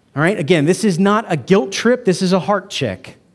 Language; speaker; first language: English; native; English